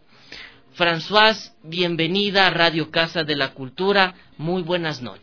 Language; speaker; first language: Spanish; native; Spanish